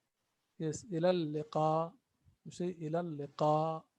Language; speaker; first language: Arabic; non-native, fluent; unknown